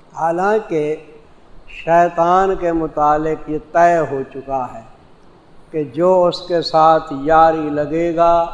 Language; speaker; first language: Urdu; non-native, local second language; Saraiki